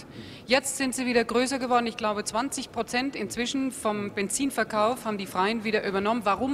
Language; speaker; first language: German; native; German